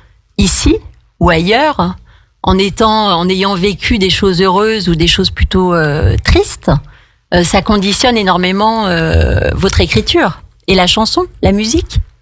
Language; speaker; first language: French; native; French